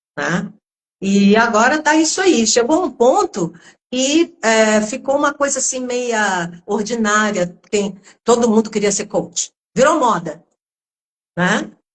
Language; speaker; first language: Portuguese; native; Portuguese